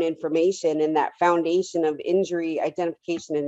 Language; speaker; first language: English; native; English